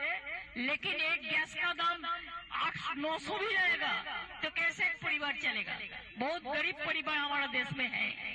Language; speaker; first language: Hindi; non-native, local second language; Bangla